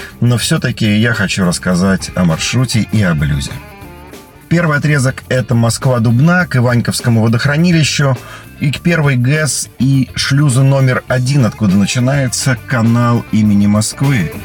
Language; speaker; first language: Russian; native; Russian